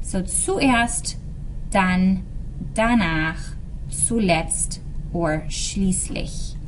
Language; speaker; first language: German; non-native, fluent; English